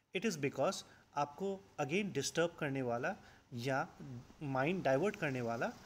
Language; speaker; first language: Hindi; non-native, local second language; Assamese